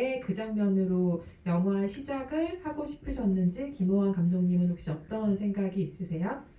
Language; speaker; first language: Korean; native; Korean